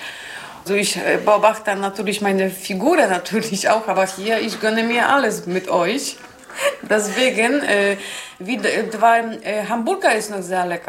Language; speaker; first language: German; non-native, learner; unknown